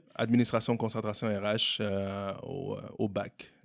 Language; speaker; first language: French; native; French